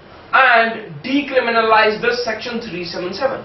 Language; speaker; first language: English; non-native, local second language; Hindi